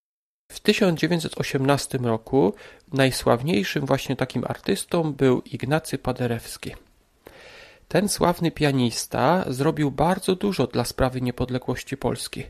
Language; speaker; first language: Polish; native; Polish